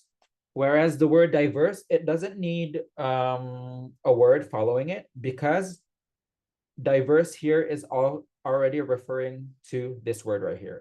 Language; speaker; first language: English; non-native, fluent; Indonesian